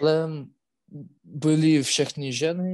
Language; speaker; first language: Czech; non-native, learner; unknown